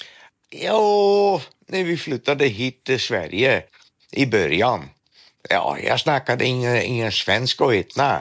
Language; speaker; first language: Swedish; non-native, fluent; Dutch